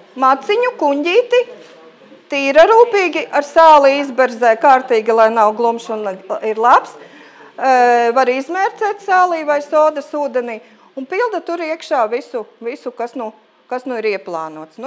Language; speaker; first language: Latvian; native; Latvian